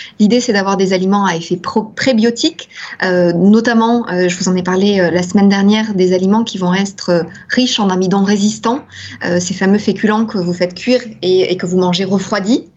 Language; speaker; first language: French; native; French